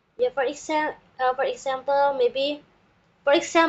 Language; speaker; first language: English; non-native, learner; Indonesian